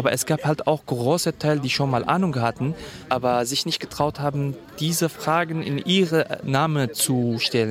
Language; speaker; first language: German; non-native, fluent; Kurdish